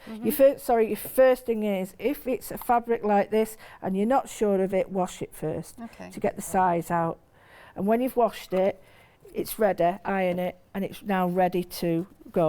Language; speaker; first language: English; native; English